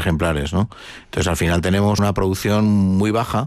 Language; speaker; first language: Spanish; native; Spanish